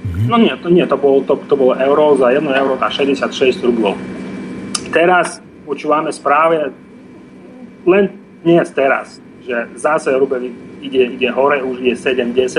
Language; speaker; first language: Slovak; non-native, fluent; Russian